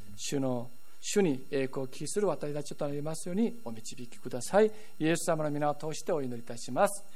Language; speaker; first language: Japanese; non-native, fluent; Korean